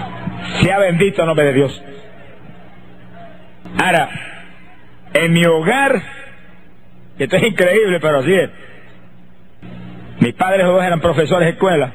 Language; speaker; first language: Spanish; native; Spanish